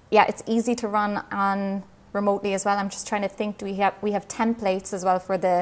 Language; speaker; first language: English; native; English